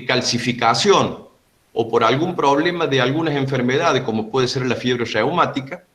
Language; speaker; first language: Spanish; native; Spanish